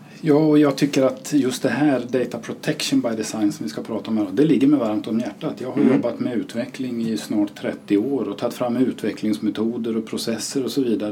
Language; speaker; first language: Swedish; native; Swedish